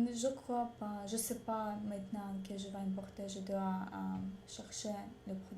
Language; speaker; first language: French; non-native, learner; Russian